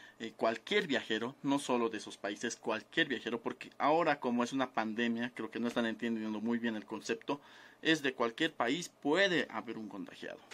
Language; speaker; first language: Spanish; native; Spanish